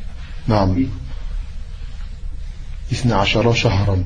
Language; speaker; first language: Arabic; non-native, fluent; French